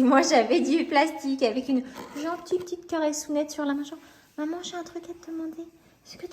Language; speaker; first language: French; native; French